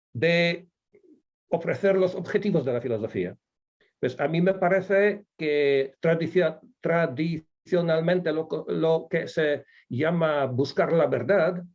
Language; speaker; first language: Spanish; non-native, fluent; Polish